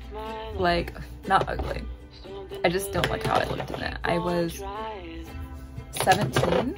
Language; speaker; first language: English; native; English